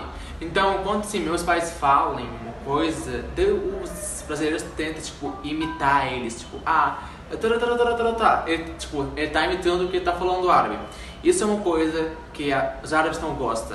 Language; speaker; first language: Portuguese; non-native, fluent; Arabic